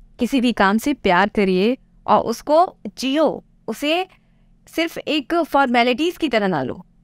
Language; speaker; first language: Hindi; native; Hindi